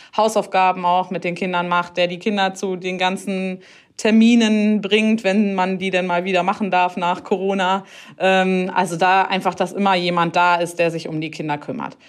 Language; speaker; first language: German; native; German